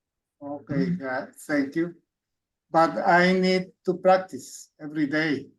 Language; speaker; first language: English; non-native, learner; Spanish